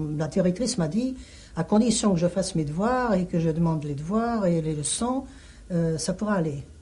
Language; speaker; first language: French; early bilingual, other home language; Hungarian